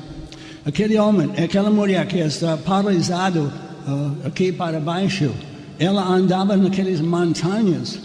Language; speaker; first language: Portuguese; non-native, fluent; English